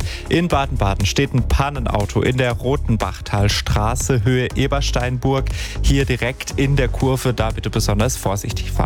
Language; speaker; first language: German; native; German